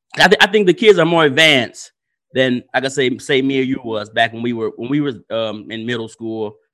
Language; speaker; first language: English; native; English